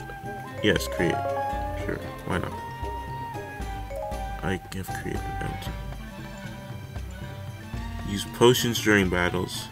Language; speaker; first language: English; native; English